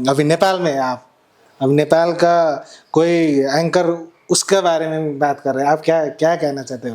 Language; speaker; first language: Hindi; non-native, learner; Nepali